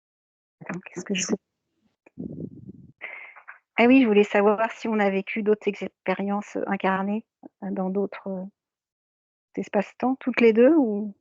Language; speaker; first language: French; native; French